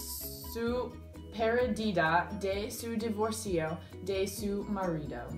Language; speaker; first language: Spanish; non-native, learner; English